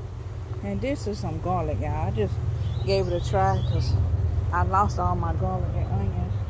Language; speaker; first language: English; native; English